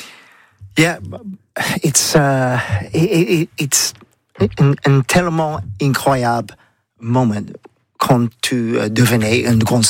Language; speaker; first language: French; non-native, learner; English